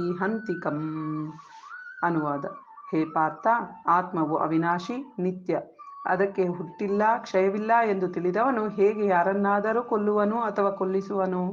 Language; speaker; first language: Kannada; native; Kannada